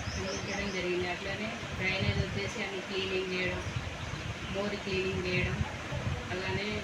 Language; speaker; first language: Telugu; non-native, local second language; Lambadi